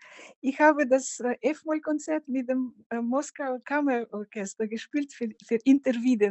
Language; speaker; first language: German; non-native, fluent; Macedonian